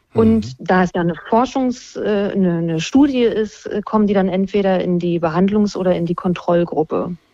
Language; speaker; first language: German; non-native, fluent; Spanish